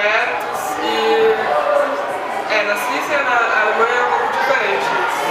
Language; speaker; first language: Portuguese; non-native, fluent; Swiss German